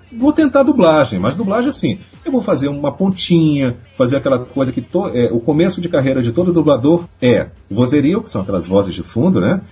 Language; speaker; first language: Portuguese; native; Portuguese